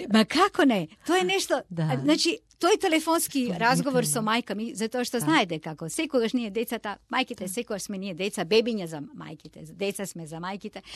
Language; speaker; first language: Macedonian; non-native, local second language; Turkish